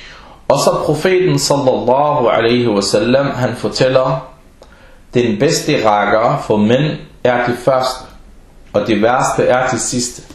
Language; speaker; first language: Danish; early bilingual, other home language; Arabic